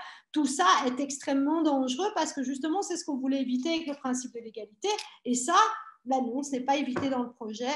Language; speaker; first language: French; native; French